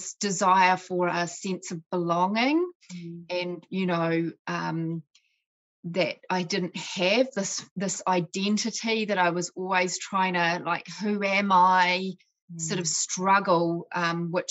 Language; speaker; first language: English; native; English